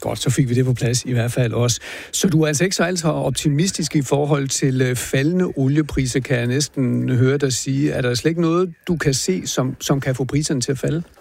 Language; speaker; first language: Danish; native; Danish